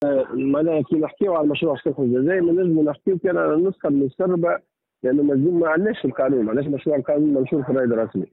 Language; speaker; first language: Arabic; native; Arabic